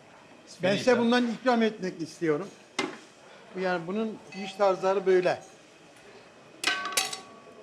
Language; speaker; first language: Turkish; native; Turkish